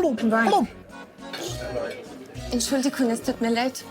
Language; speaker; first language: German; non-native, learner; Russian